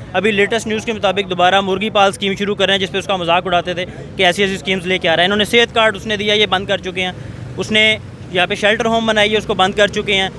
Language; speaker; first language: Urdu; native; Urdu